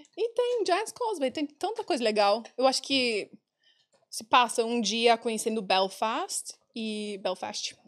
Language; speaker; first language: Portuguese; non-native, fluent; English